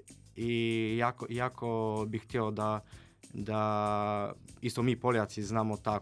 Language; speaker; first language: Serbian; non-native, fluent; Polish